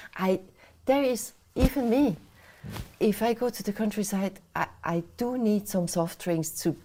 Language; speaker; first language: English; non-native, fluent; Swiss German